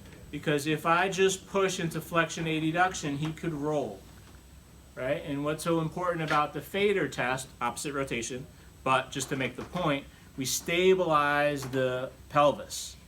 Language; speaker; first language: English; native; English